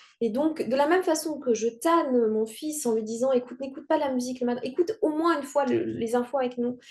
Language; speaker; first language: French; non-native, local second language; Kinyarwanda